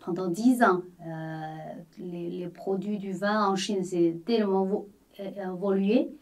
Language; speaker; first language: French; non-native, learner; Chinese